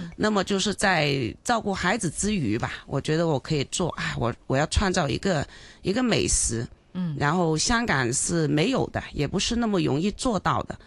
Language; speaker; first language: Chinese; non-native, local second language; Hakka Chinese